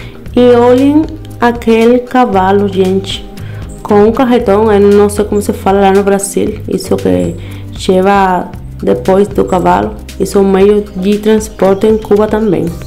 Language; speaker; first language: Portuguese; non-native, learner; Spanish